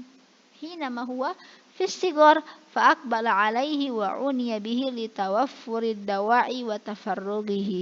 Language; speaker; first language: Arabic; non-native, fluent; Indonesian